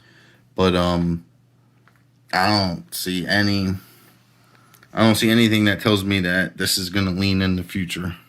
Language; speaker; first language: English; native; English